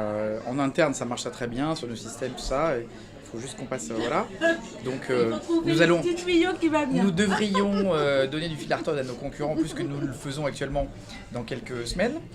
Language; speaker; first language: French; native; French